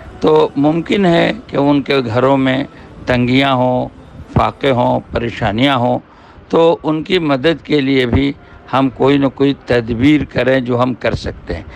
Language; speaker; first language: Urdu; native; Urdu